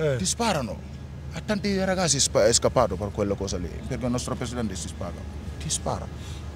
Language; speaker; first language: Italian; non-native, learner; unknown